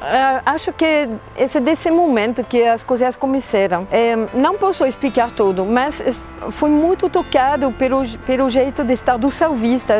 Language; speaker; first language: Portuguese; non-native, fluent; French